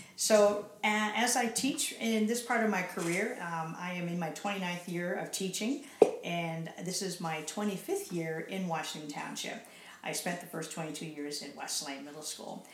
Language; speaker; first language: English; native; English